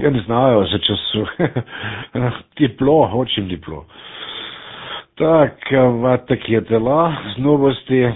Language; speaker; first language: Russian; non-native, learner; German